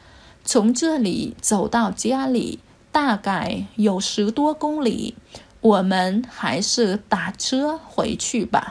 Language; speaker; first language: Chinese; non-native, fluent; Vietnamese